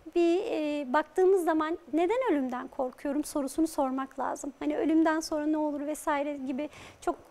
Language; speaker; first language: Turkish; native; Turkish